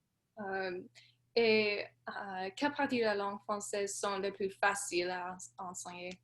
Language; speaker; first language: French; non-native, learner; English